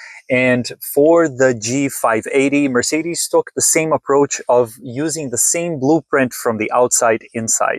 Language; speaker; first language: English; native; English